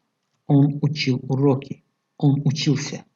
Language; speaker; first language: Russian; non-native, local second language; Tajik